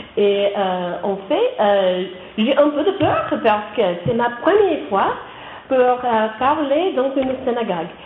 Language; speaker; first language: French; non-native, learner; English